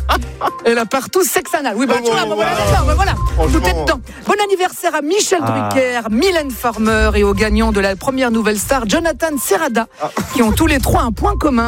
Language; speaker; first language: French; native; French